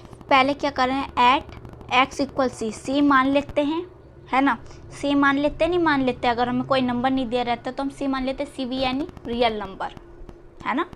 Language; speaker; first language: Hindi; native; Hindi